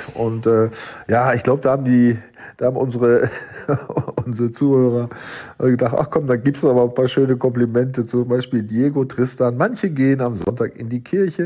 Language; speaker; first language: German; native; German